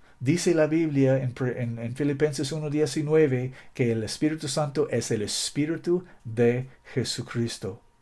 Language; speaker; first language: Spanish; non-native, fluent; English